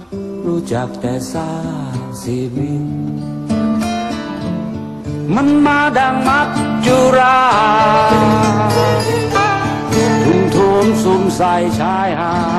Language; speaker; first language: Thai; native; Thai